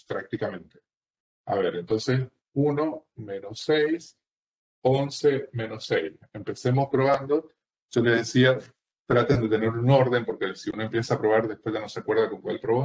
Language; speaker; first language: Spanish; native; Spanish